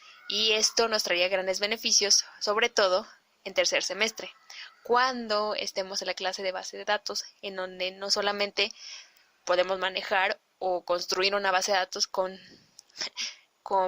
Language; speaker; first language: Spanish; native; Spanish